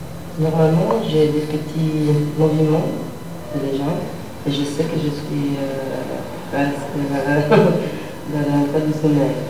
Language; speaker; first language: French; non-native, learner; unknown